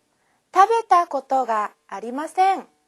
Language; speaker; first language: Japanese; non-native, fluent; Korean